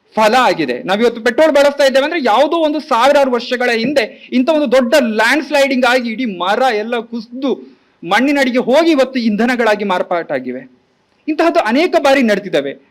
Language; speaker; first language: Kannada; native; Kannada